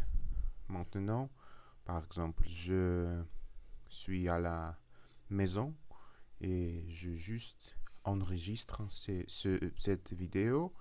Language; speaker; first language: French; non-native, learner; Russian